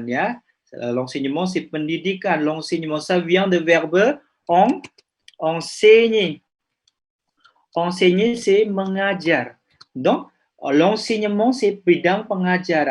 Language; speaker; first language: French; non-native, fluent; Indonesian